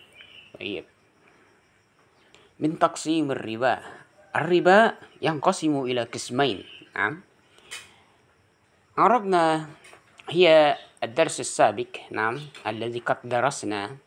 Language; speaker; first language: Arabic; non-native, fluent; Indonesian